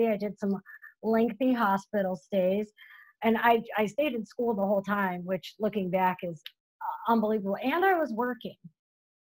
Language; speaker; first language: English; native; English